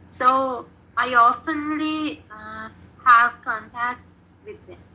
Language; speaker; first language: English; non-native, learner; Sinhala